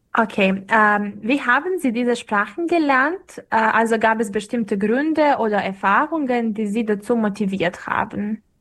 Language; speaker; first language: German; non-native, fluent; Serbian